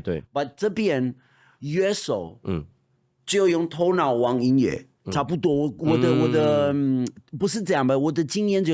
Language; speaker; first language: Chinese; non-native, fluent; Spanish